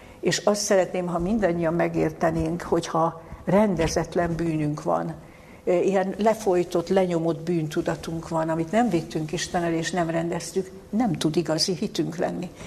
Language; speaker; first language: Hungarian; native; Hungarian